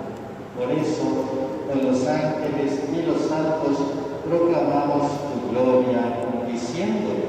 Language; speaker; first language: Spanish; native; Spanish